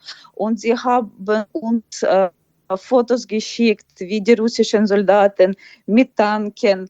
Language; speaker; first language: German; non-native, fluent; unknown